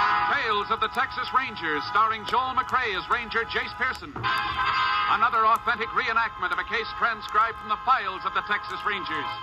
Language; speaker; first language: English; native; English